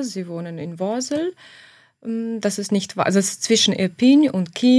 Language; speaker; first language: German; non-native, fluent; Ukrainian